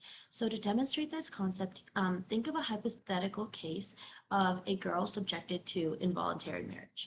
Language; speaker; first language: English; native; English